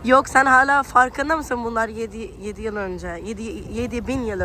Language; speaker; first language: Turkish; non-native, fluent; Arabic